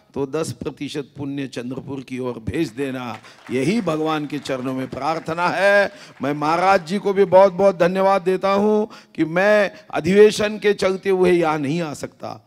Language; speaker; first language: Hindi; non-native, local second language; Marathi